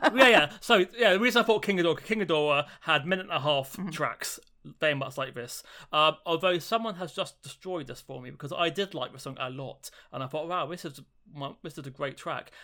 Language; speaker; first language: English; native; English